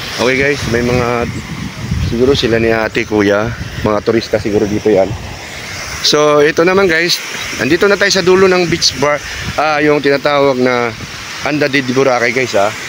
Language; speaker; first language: Filipino; non-native, local second language; Cebuano